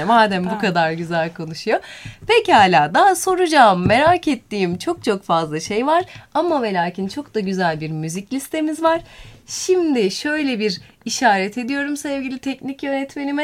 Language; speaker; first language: Turkish; native; Turkish